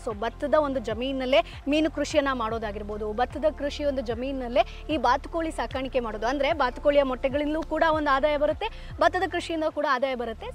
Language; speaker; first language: Kannada; native; Kannada